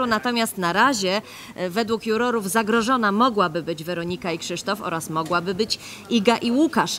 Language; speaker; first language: Polish; native; Polish